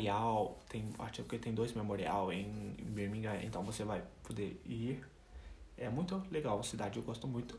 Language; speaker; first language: Portuguese; non-native, fluent; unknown